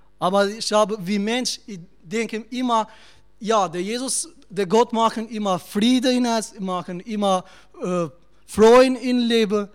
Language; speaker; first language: German; non-native, learner; Albanian